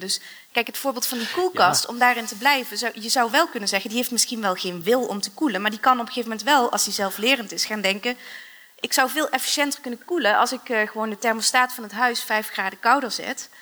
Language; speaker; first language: Dutch; native; Dutch